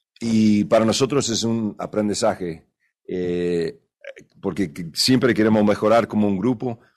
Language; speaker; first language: Spanish; early bilingual, other home language; English